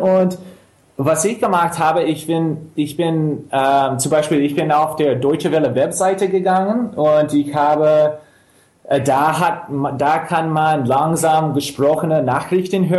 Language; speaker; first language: German; non-native, fluent; English